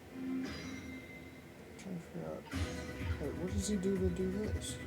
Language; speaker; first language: English; native; English